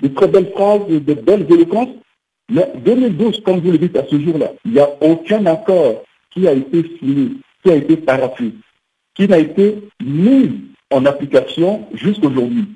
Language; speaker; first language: French; non-native, local second language; Sango